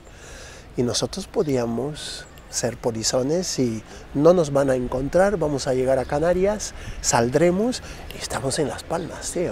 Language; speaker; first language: Spanish; non-native, fluent; Krio